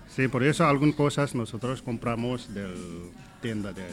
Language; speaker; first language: Spanish; non-native, learner; Nepali